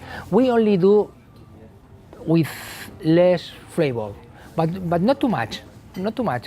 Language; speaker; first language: English; non-native, learner; Spanish